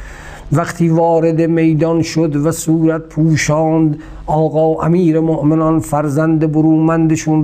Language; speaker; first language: Persian; native; Persian